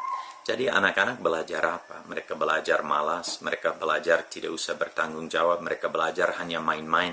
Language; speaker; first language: Indonesian; non-native, fluent; English